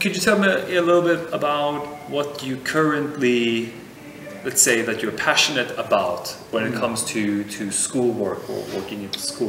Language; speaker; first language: English; non-native, fluent; Swedish